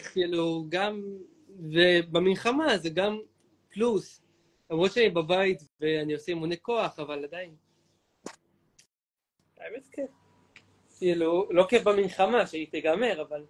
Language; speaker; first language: Hebrew; native; Hebrew